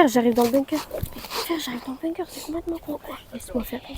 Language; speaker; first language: French; native; French